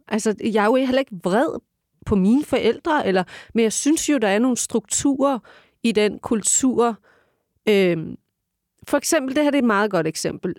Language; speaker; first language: Danish; early bilingual, other home language; Turkish